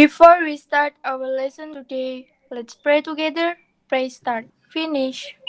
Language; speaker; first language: English; non-native, learner; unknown